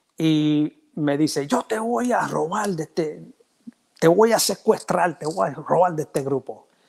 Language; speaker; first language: Spanish; early bilingual, heritage; Spanish